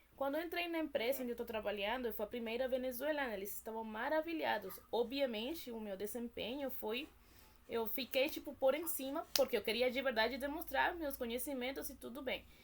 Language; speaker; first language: Portuguese; non-native, fluent; Spanish